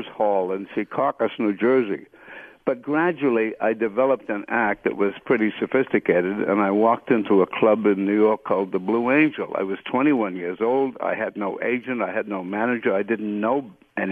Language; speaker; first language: English; native; English